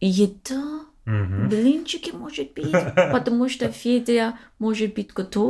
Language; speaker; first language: Russian; non-native, learner; English